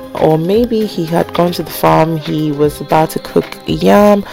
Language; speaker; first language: English; non-native, local second language; Akan